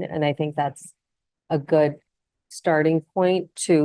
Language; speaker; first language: English; non-native, local second language; Malayalam